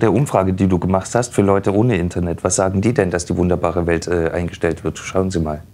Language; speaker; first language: German; native; German